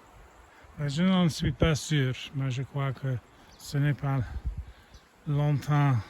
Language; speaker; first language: French; non-native, learner; English